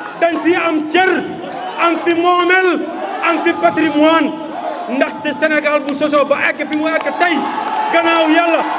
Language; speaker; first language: Wolof; non-native, local second language; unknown